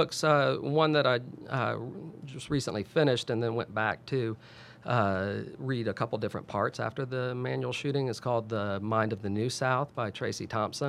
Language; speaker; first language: English; native; English